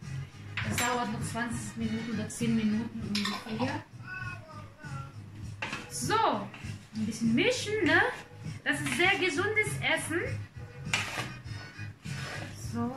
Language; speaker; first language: German; non-native, learner; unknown